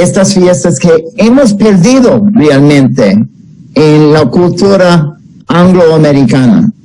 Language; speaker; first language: Spanish; non-native, fluent; English